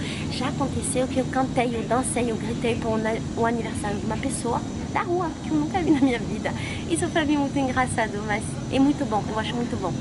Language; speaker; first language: Portuguese; non-native, fluent; French